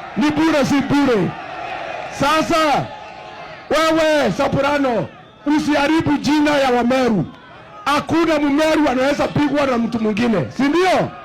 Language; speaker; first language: Swahili; non-native, local second language; Kikuyu